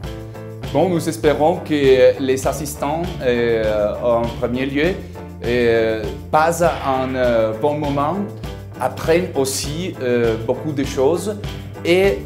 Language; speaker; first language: French; non-native, fluent; Spanish